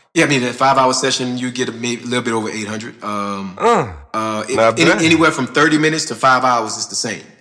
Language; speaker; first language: English; native; English